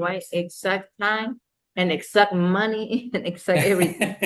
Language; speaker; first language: English; non-native, learner; Spanish